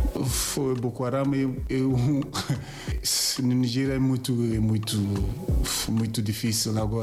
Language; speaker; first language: Portuguese; non-native, learner; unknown